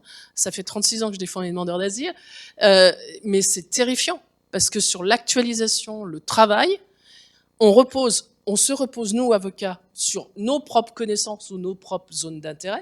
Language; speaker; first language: French; native; French